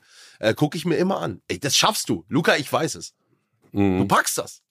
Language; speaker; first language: German; native; German